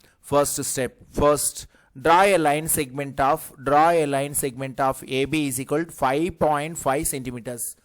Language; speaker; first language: English; non-native, local second language; Telugu